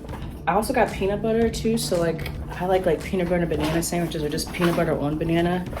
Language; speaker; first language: English; native; English